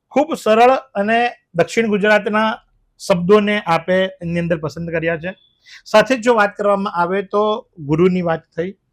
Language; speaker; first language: Gujarati; native; Gujarati